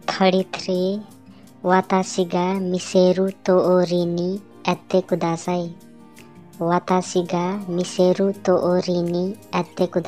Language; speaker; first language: Japanese; non-native, learner; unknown